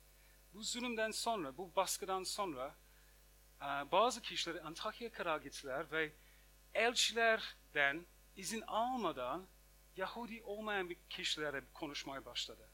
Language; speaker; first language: Turkish; non-native, fluent; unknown